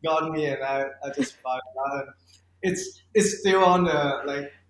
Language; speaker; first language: English; non-native, learner; Thai